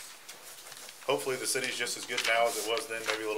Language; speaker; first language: English; native; English